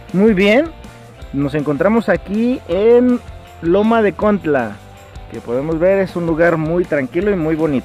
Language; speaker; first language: Spanish; native; Spanish